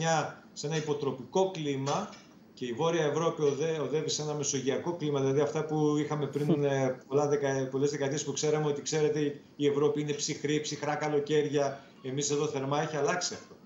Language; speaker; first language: Greek; native; Greek